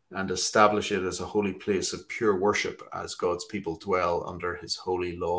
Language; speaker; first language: English; native; English